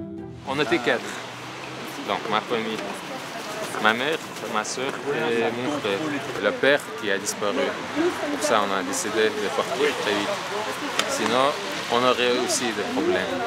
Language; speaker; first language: French; non-native, fluent; Chechen